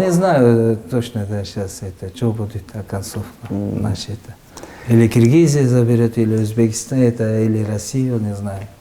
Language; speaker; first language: Russian; non-native, learner; Uzbek